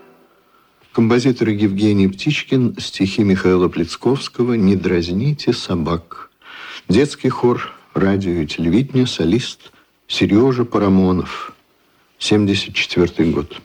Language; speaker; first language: Russian; native; Russian